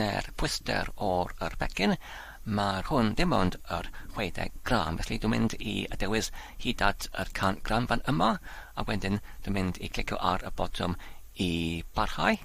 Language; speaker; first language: Welsh; non-native, learner; English